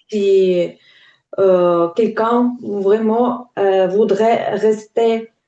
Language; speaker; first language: French; non-native, learner; Ukrainian